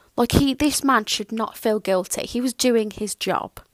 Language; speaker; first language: English; native; English